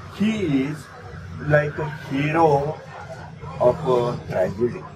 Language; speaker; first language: English; non-native, local second language; Marathi